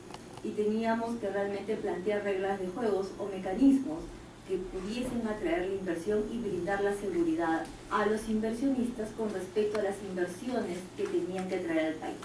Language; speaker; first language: Spanish; native; Spanish